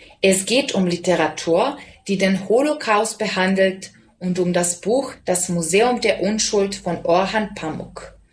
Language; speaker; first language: German; non-native, fluent; Serbian